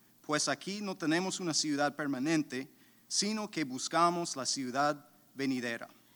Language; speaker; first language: Spanish; native; Spanish